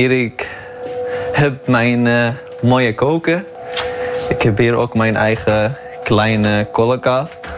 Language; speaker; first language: Dutch; non-native, learner; Arabic